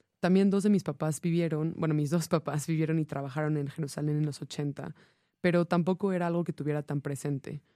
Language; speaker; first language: Spanish; non-native, fluent; English